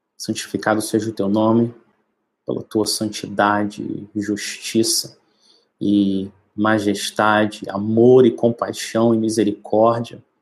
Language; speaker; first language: Portuguese; native; Portuguese